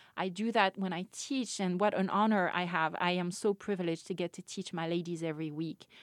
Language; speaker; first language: English; non-native, fluent; French